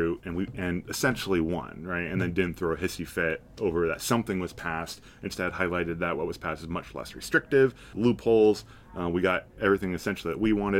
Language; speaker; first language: English; native; English